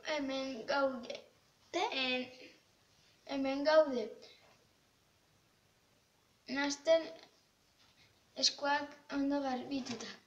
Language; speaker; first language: Basque; non-native, local second language; Spanish